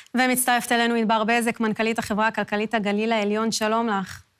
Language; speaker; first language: Hebrew; native; Hebrew